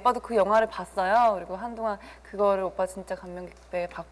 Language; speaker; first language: Korean; native; Korean